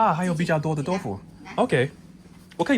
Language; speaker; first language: Chinese; non-native, learner; English